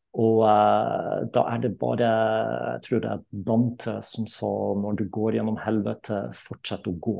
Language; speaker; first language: Norwegian; non-native, fluent; German